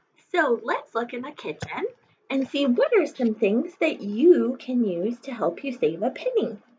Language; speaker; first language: English; native; English